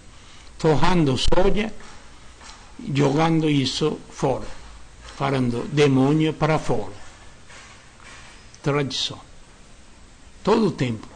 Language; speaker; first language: Portuguese; non-native, learner; Japanese